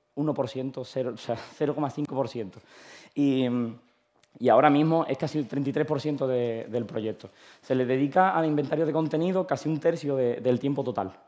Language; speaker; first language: Spanish; native; Spanish